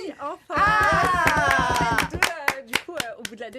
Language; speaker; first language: French; non-native, learner; Russian